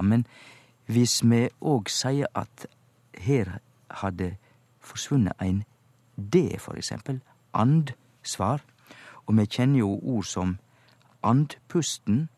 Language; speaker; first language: Norwegian; native; Norwegian